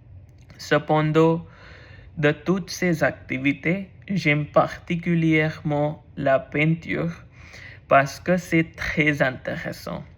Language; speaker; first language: French; non-native, learner; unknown